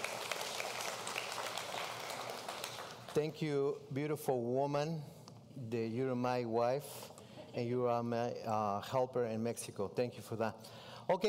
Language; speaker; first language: English; non-native, learner; Spanish